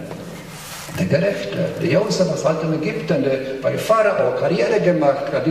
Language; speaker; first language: German; non-native, fluent; Polish